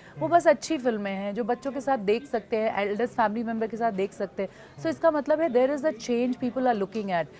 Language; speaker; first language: Hindi; non-native, local second language; Bhojpuri